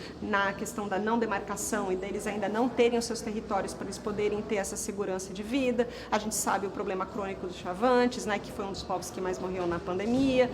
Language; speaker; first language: Portuguese; native; Portuguese